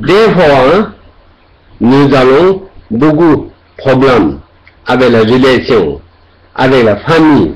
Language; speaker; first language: French; non-native, learner; Tibetan